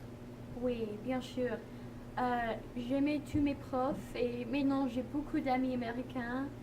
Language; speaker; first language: French; non-native, learner; English